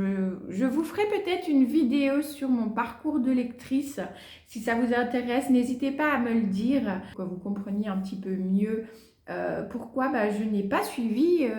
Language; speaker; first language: French; native; French